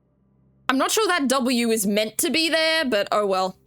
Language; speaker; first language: English; native; English